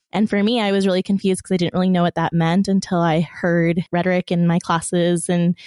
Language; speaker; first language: English; early bilingual, other home language; Persian